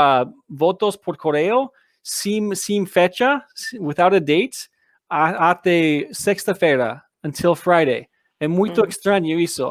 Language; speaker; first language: Portuguese; non-native, learner; English